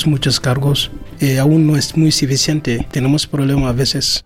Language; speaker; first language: Spanish; non-native, learner; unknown